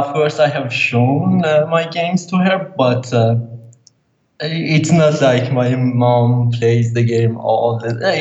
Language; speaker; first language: English; non-native, fluent; Persian